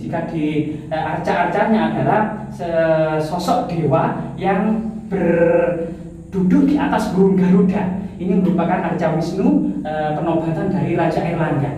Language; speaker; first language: Indonesian; native; Indonesian